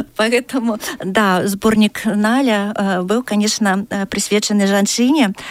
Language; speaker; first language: Belarusian; native; Belarusian